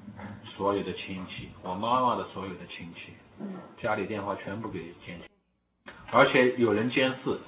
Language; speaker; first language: Chinese; native; Chinese